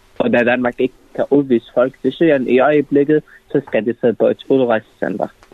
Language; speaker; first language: Danish; non-native, fluent; Arabic